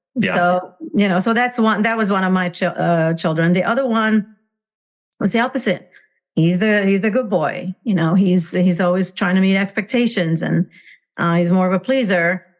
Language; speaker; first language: English; non-native, fluent; Hungarian